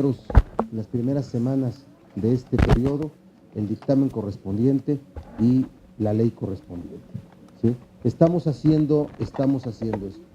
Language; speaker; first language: Spanish; native; Spanish